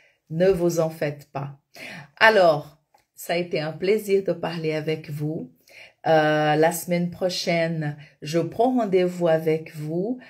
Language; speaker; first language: French; non-native, fluent; Portuguese